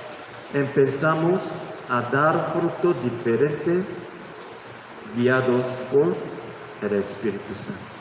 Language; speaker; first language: Spanish; non-native, learner; Korean